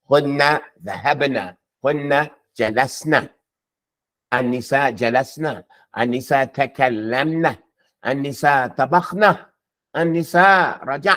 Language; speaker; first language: Arabic; non-native, fluent; English